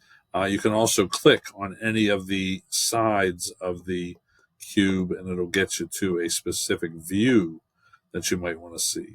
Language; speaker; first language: English; native; English